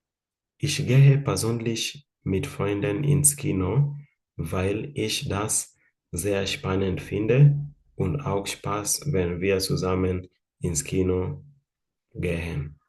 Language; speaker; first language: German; non-native, fluent; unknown